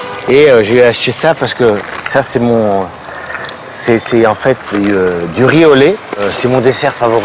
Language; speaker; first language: French; native; French